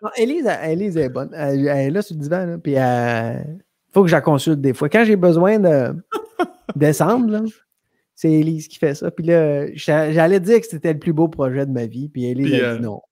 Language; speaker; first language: French; native; French